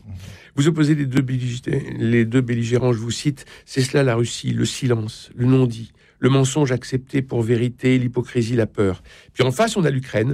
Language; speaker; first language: French; native; French